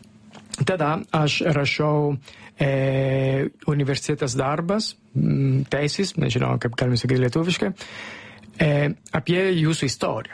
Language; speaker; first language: Lithuanian; non-native, learner; Italian